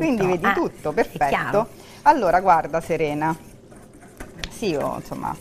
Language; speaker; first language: Italian; native; Italian